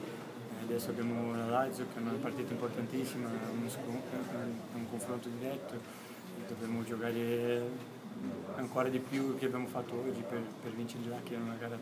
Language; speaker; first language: Italian; non-native, fluent; Portuguese